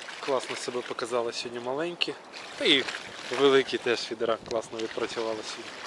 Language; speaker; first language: Ukrainian; native; Ukrainian